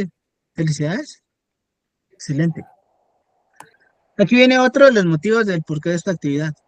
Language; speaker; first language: Spanish; native; Spanish